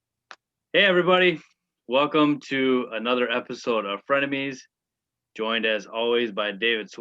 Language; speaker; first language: English; native; English